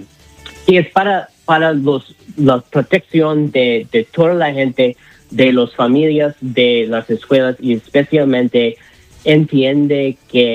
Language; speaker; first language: Spanish; non-native, learner; English